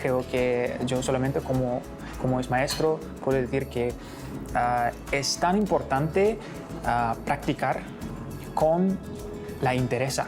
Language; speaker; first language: Spanish; non-native, learner; Kazakh